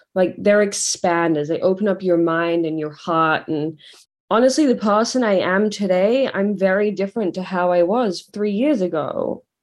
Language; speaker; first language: English; native; English